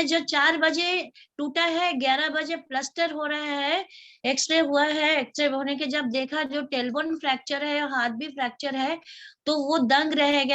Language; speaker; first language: Hindi; non-native, local second language; Bangla